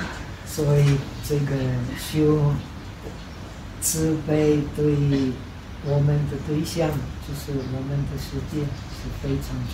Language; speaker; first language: Chinese; non-native, fluent; Czech